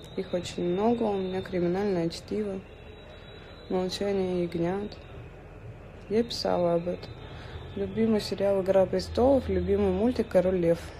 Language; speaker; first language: Russian; native; Russian